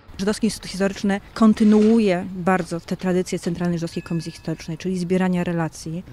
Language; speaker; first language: Polish; native; Polish